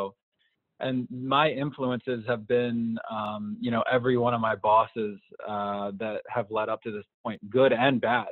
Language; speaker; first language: English; native; English